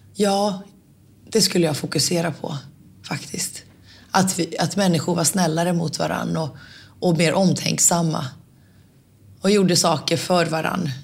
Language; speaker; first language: Swedish; early bilingual, other home language; Finnish